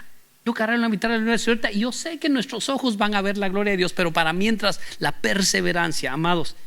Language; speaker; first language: Spanish; native; Spanish